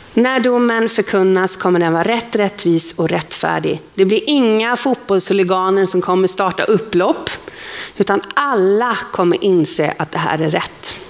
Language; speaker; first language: Swedish; native; Swedish